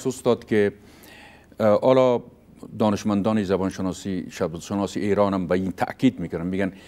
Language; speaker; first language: Persian; native; Persian